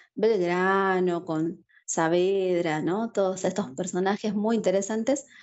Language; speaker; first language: Spanish; native; Spanish